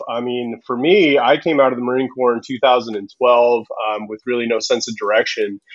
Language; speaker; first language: English; early bilingual, other home language; Spanish